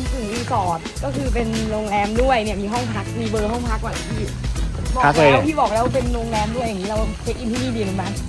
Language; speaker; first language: Thai; native; Thai